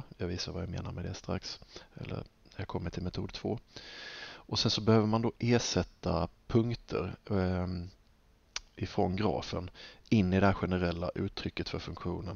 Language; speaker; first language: Swedish; native; Swedish